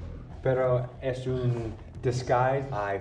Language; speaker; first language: Spanish; non-native, learner; English